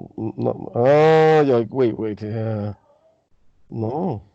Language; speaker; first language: English; non-native, learner; Spanish